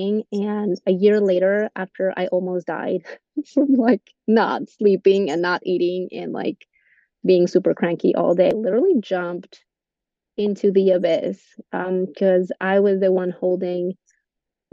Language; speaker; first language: English; non-native, fluent; Spanish